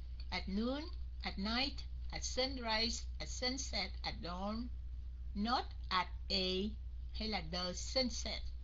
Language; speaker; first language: English; non-native, fluent; Vietnamese